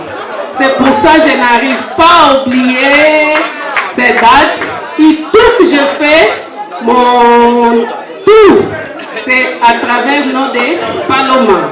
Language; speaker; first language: French; non-native, fluent; Portuguese